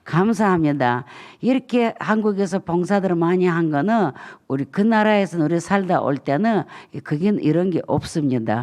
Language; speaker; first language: Korean; non-native, fluent; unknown